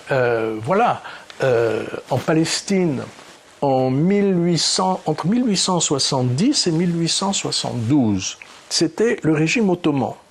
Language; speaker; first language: French; early bilingual, other home language; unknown